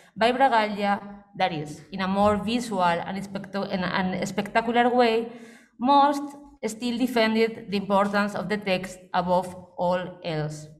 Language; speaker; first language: English; non-native, fluent; Spanish